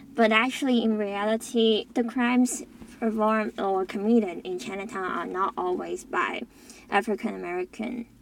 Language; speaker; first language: English; non-native, local second language; Cantonese